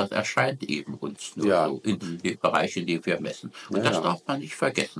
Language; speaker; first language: German; native; German